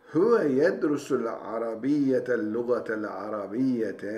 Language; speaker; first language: Arabic; non-native, fluent; Turkish